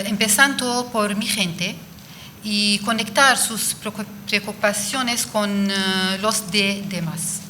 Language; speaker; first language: Spanish; non-native, fluent; Arabic